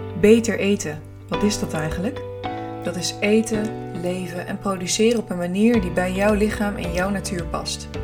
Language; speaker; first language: Dutch; native; Dutch